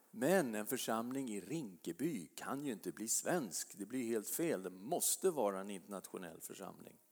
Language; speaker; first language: Swedish; native; Swedish